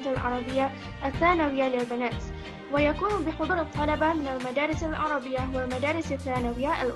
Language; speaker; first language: Arabic; non-native, learner; Malay